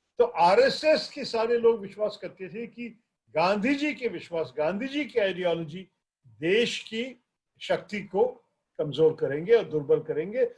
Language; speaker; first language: Hindi; non-native, local second language; Malayalam